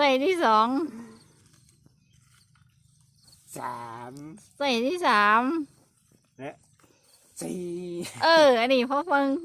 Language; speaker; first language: Thai; non-native, local second language; Lao